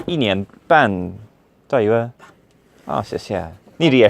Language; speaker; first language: Chinese; non-native, learner; English